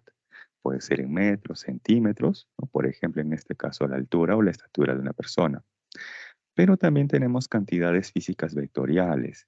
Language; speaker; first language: Spanish; native; Spanish